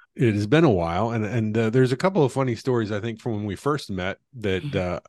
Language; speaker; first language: English; native; English